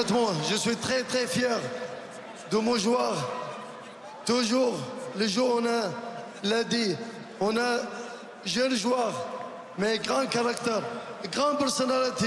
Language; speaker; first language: French; non-native, learner; Arabic